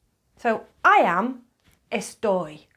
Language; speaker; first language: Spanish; non-native, learner; English